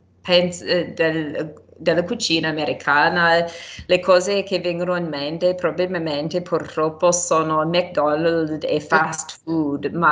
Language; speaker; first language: Italian; non-native, fluent; English